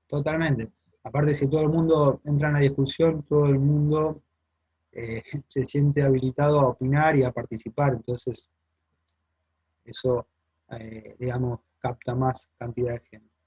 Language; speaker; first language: Spanish; native; Spanish